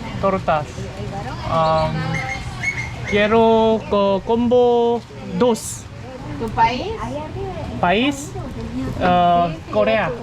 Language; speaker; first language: Spanish; non-native, learner; Korean